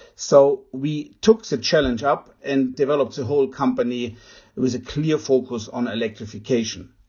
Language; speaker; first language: English; non-native, fluent; German